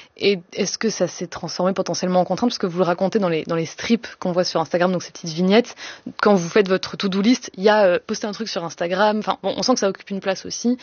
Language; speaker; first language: French; native; French